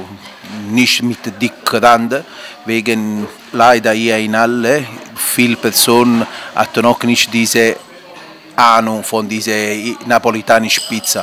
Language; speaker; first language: German; non-native, learner; Italian